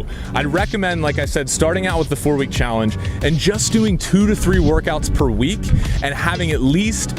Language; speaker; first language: English; native; English